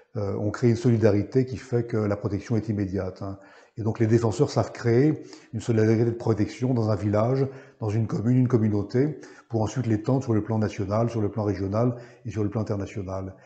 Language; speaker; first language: French; native; French